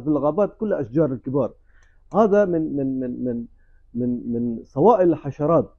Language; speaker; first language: Arabic; non-native, fluent; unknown